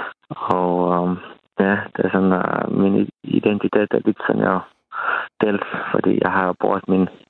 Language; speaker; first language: Danish; non-native, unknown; Estonian